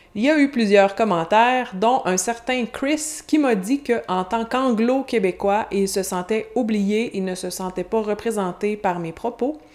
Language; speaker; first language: French; native; French